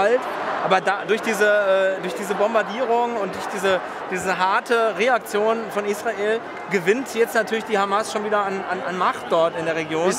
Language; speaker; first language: German; native; German